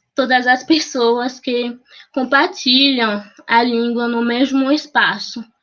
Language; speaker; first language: Portuguese; non-native, fluent; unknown